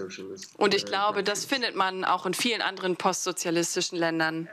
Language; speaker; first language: German; non-native, fluent; Russian